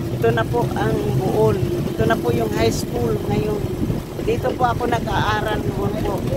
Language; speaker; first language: Filipino; non-native, local second language; Cebuano